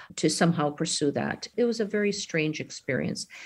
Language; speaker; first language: English; native; English